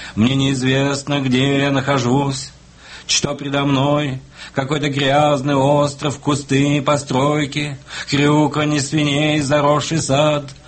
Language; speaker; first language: Russian; native; Russian